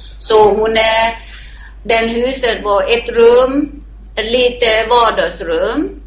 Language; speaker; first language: Swedish; non-native, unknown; Thai